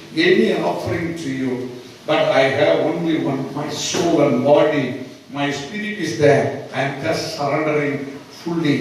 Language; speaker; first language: English; non-native, local second language; Tamil